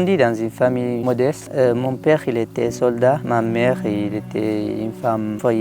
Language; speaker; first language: French; non-native, learner; Tigrinya